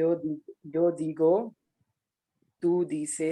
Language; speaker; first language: Spanish; non-native, learner; Hindi